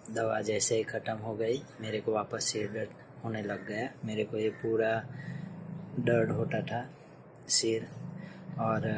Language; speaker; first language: Hindi; non-native, local second language; Gujarati